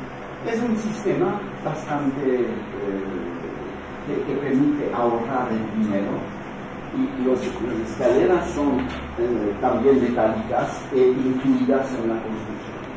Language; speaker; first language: Spanish; non-native, fluent; French